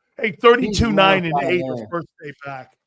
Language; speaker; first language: English; native; English